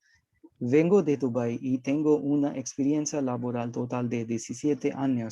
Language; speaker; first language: Spanish; non-native, learner; Hindi